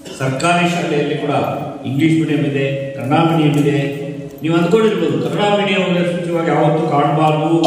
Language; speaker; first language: Kannada; native; Kannada